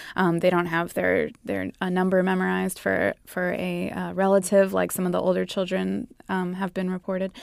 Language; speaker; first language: English; native; English